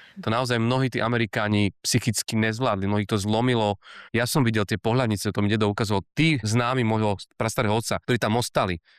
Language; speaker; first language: Slovak; native; Slovak